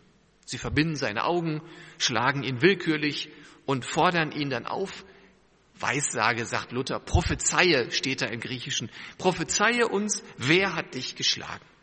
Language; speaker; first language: German; native; German